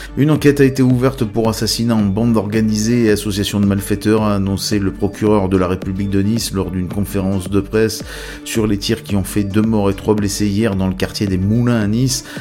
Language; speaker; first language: French; native; French